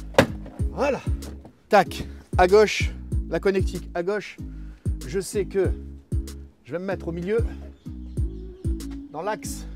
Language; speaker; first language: French; native; French